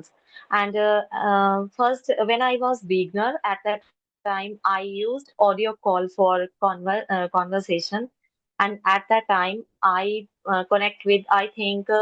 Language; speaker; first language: English; non-native, learner; Hindi